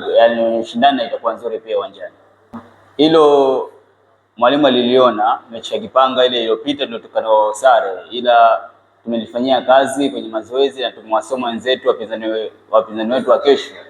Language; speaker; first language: Swahili; native; Swahili